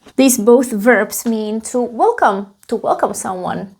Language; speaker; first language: English; non-native, fluent; Czech